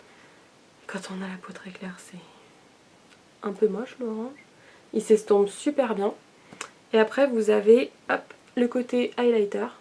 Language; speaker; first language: French; native; French